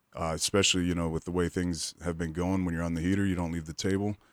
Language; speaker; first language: English; native; English